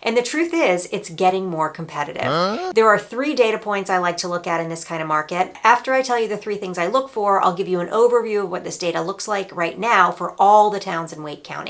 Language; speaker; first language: English; native; English